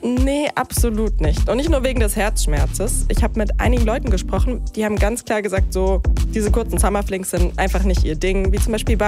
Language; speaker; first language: German; native; German